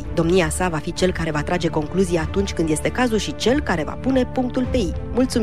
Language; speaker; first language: Romanian; native; Romanian